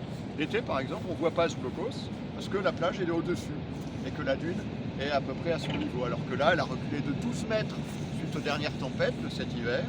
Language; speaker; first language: French; native; French